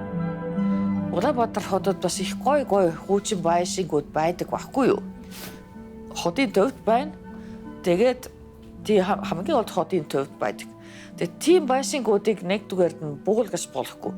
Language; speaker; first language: Mongolian; non-native, fluent; Finnish